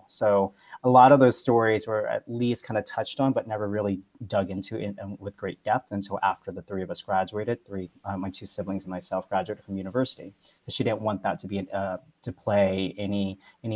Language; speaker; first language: English; early bilingual, other home language; Vietnamese